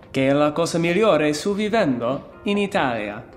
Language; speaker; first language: Italian; non-native, learner; English